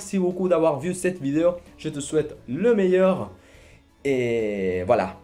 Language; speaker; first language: French; non-native, fluent; Spanish